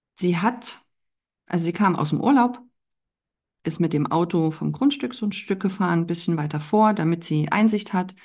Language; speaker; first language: German; native; German